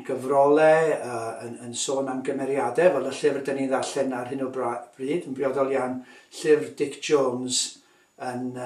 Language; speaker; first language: Welsh; native; Welsh